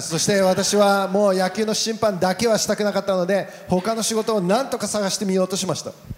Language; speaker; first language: Japanese; native; Japanese